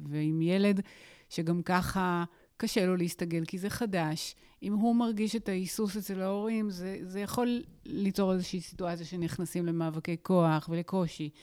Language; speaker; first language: Hebrew; native; Hebrew